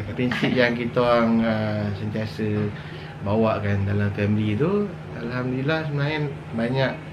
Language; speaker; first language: Malay; native; Malay